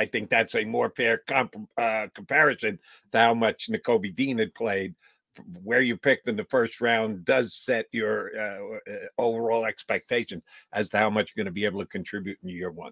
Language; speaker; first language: English; native; English